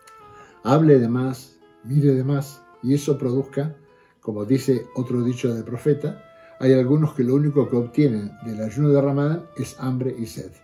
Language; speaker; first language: Spanish; native; Spanish